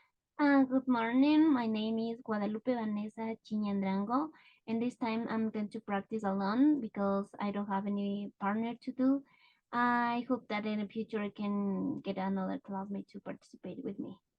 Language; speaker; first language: English; non-native, learner; Spanish